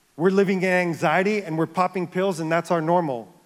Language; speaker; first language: English; native; English